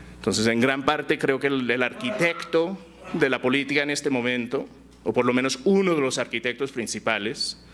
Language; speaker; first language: Spanish; early bilingual, heritage; Spanish